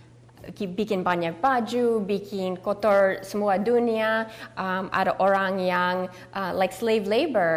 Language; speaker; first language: Indonesian; early bilingual, heritage; English